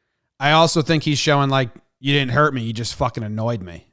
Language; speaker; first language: English; native; English